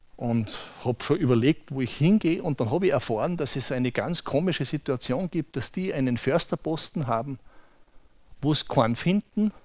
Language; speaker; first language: German; native; German